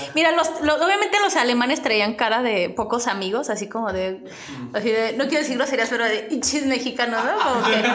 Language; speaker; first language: Spanish; native; Spanish